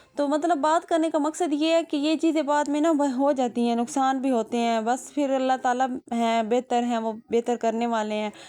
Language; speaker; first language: Urdu; non-native, local second language; Punjabi